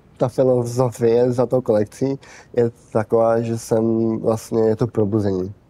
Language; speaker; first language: Czech; early bilingual, heritage; Czech